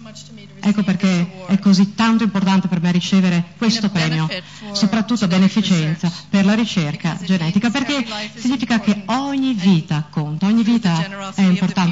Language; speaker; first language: Italian; native; Italian